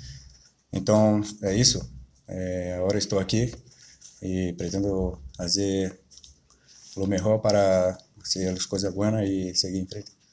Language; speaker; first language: Spanish; non-native, learner; Portuguese